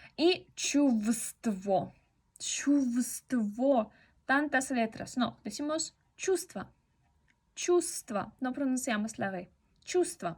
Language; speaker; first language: Spanish; non-native, fluent; Russian